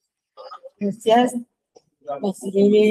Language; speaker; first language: Spanish; non-native, fluent; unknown